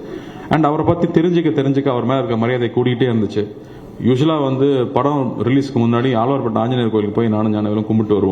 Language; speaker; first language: Tamil; native; Tamil